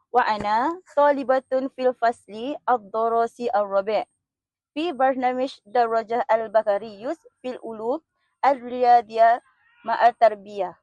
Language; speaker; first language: Arabic; non-native, learner; Malay